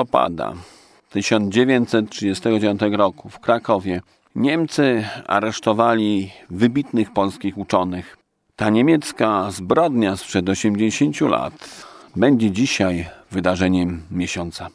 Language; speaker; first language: Polish; native; Polish